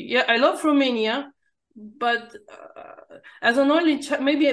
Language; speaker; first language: English; non-native, fluent; Romanian